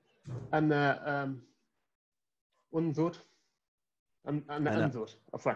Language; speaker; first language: Arabic; non-native, learner; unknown